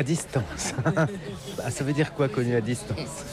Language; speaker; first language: French; native; French